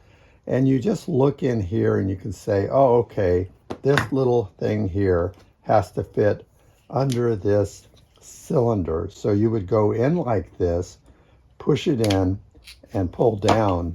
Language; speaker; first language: English; native; English